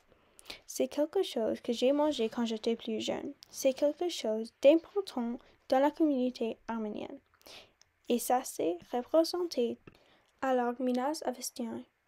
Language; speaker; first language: French; non-native, learner; English